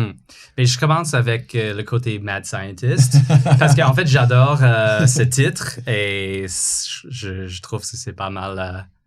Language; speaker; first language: French; non-native, fluent; English